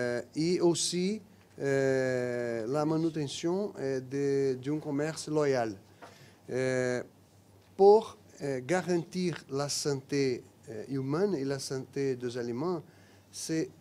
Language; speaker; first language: French; non-native, fluent; Portuguese